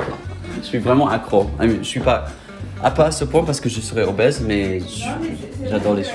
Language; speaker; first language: French; non-native, fluent; English